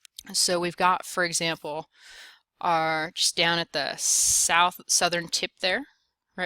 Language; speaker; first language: English; native; English